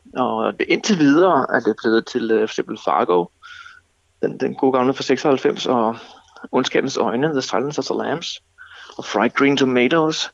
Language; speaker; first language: Danish; native; Danish